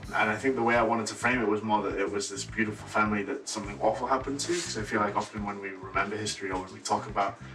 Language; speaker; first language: English; native; English